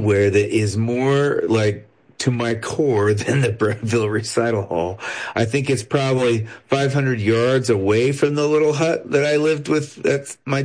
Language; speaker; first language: English; native; English